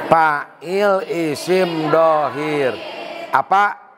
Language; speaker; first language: Arabic; non-native, fluent; Sundanese